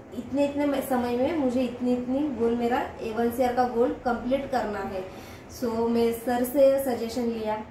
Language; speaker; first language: Hindi; non-native, local second language; Marathi